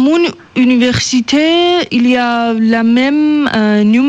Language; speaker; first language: French; non-native, learner; Persian